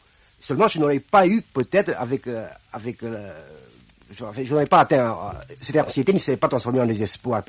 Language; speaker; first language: French; non-native, fluent; Romanian